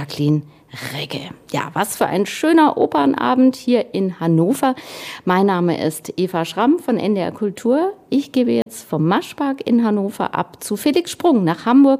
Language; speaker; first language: German; native; German